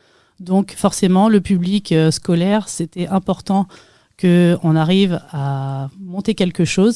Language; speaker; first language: French; native; French